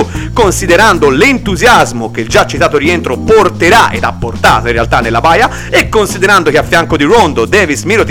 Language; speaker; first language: Italian; native; Italian